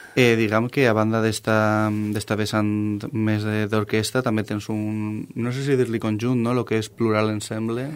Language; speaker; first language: Catalan; native; Catalan